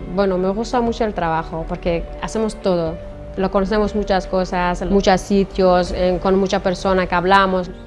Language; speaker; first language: Spanish; non-native, learner; Persian